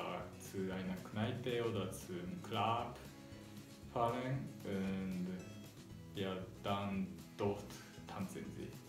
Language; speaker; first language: German; non-native, learner; Japanese